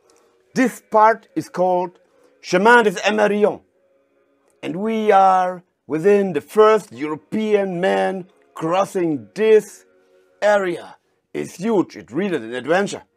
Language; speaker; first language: English; non-native, fluent; German